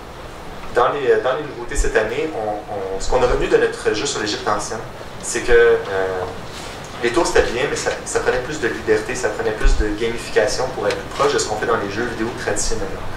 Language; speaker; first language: French; native; French